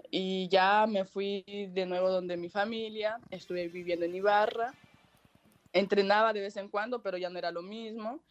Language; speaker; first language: Spanish; native; Spanish